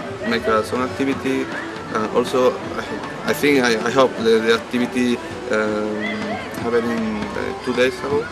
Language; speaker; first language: English; non-native, learner; Spanish